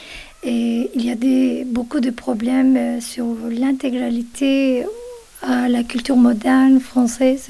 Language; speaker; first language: French; non-native, fluent; Kurdish